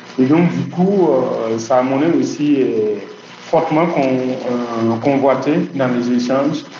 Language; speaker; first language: French; non-native, local second language; Mossi